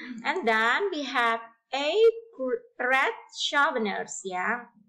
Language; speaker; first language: English; non-native, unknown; Indonesian